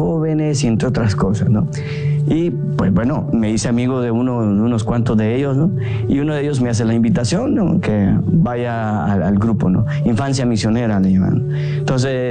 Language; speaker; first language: Spanish; native; Spanish